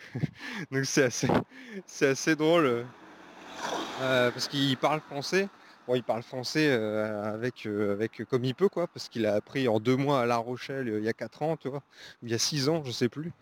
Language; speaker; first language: French; native; French